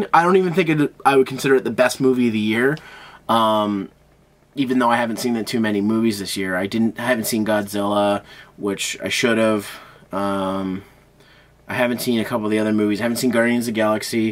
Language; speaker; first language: English; native; English